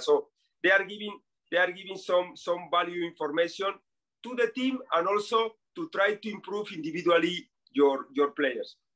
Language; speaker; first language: English; non-native, fluent; Spanish